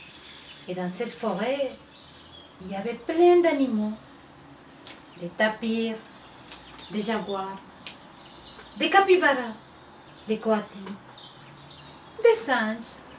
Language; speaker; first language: French; non-native, fluent; Spanish